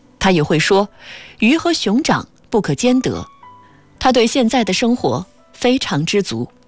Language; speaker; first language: Chinese; native; Chinese